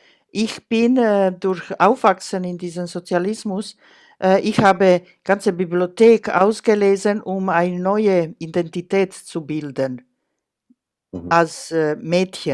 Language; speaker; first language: German; non-native, fluent; Croatian